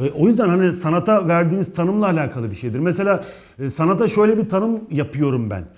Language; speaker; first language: Turkish; native; Turkish